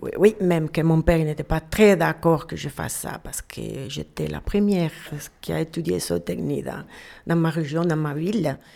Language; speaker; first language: French; non-native, fluent; Spanish